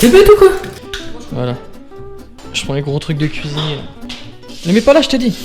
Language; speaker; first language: French; native; French